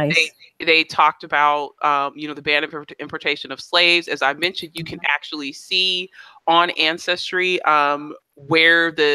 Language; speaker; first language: English; native; English